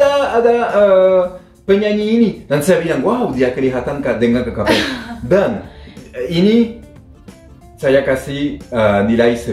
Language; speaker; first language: Indonesian; non-native, fluent; French